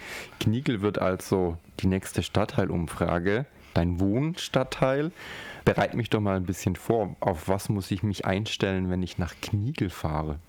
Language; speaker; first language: German; native; German